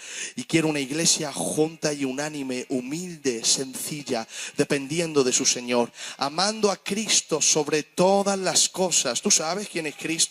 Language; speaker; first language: Spanish; native; Spanish